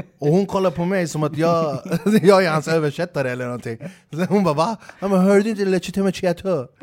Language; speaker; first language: Swedish; early bilingual, other home language; Kurdish